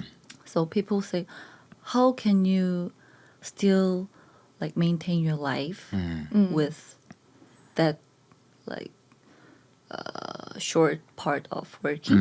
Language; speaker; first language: English; non-native, learner; Korean